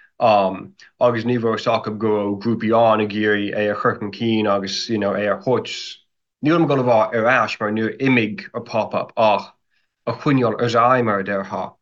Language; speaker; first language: Irish; non-native, fluent; English